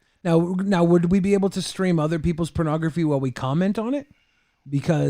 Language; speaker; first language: English; native; English